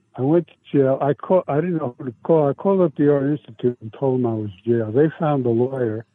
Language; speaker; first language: English; early bilingual, other home language; Italian